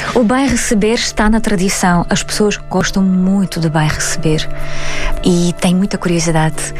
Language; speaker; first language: Portuguese; non-native, fluent; Belarusian